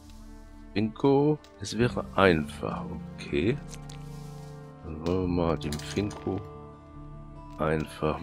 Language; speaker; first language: German; native; German